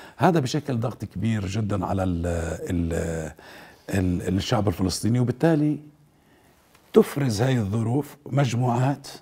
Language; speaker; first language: Arabic; native; Arabic